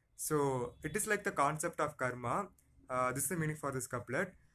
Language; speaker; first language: English; non-native, local second language; Tamil